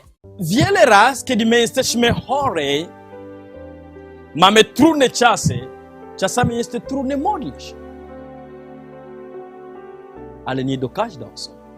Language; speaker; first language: Polish; non-native, learner; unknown